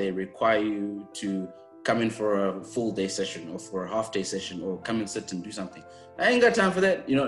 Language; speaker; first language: English; non-native, local second language; Shona